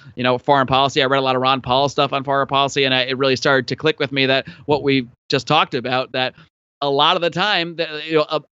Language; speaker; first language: English; native; English